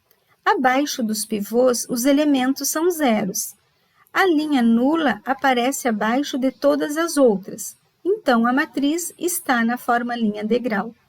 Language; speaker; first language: Portuguese; native; Portuguese